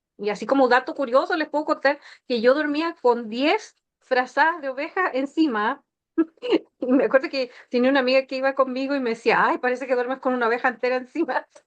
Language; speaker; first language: Spanish; native; Spanish